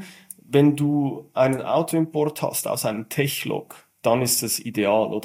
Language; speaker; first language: German; native; German